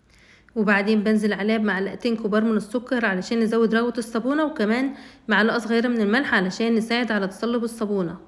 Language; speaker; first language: Arabic; native; Arabic